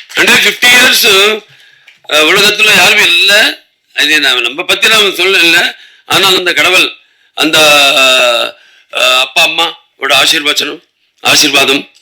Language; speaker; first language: Tamil; non-native, local second language; Telugu